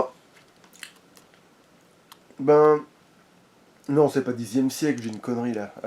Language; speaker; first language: French; native; French